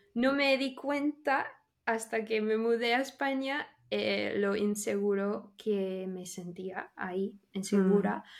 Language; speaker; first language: Spanish; non-native, fluent; English